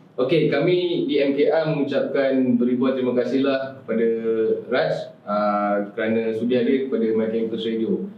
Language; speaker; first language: Malay; native; Malay